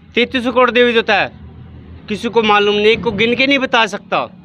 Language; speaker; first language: Hindi; native; Hindi